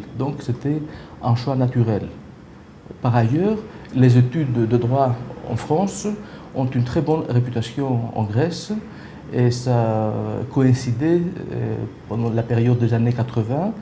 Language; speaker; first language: French; non-native, fluent; Greek